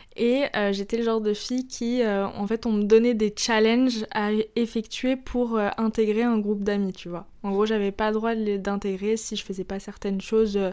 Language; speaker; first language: French; early bilingual, other home language; Arabic